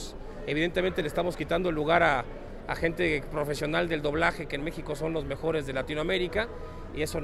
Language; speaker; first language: Spanish; native; Spanish